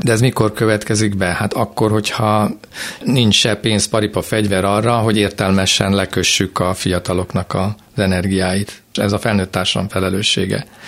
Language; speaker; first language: Hungarian; native; Hungarian